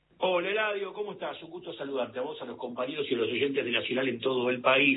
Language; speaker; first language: Spanish; native; Spanish